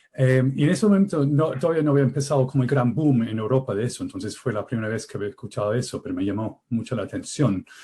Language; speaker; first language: Spanish; non-native, fluent; English